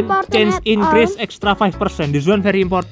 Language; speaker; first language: English; non-native, fluent; Indonesian